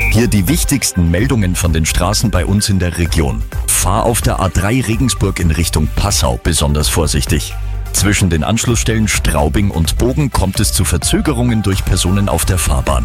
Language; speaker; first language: German; native; German